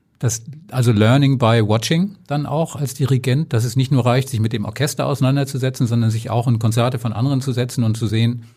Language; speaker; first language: German; native; German